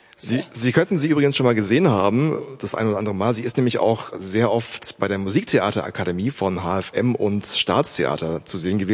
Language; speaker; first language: German; native; German